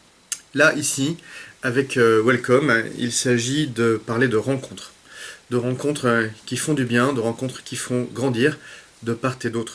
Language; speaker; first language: French; native; French